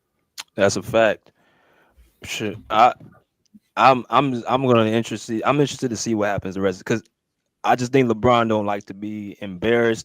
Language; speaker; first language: English; native; English